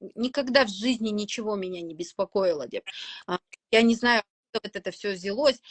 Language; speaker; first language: Russian; non-native, local second language; Kazakh